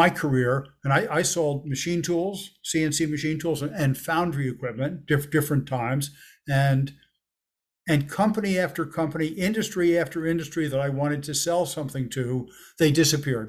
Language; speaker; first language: English; native; English